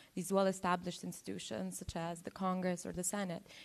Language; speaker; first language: English; non-native, fluent; Albanian